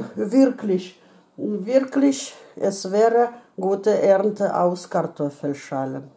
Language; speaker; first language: German; non-native, fluent; Russian